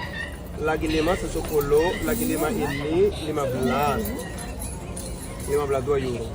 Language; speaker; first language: Indonesian; non-native, learner; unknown